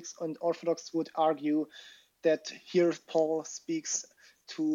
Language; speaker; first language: English; non-native, fluent; German